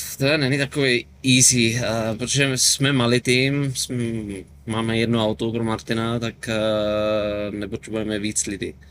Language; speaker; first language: Czech; non-native, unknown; German